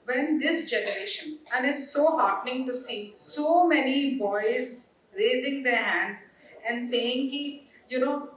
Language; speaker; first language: English; non-native, local second language; Hindi